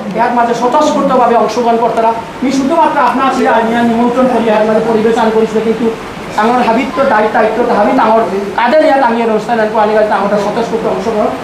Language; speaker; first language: Bangla; non-native, local second language; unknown